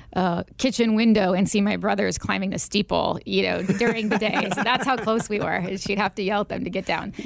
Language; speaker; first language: English; native; English